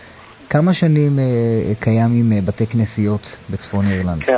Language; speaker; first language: Hebrew; native; Hebrew